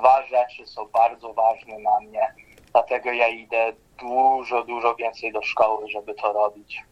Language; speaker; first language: Polish; early bilingual, heritage; Polish